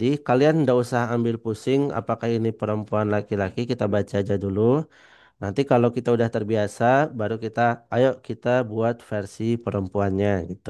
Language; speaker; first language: Indonesian; non-native, fluent; Banjar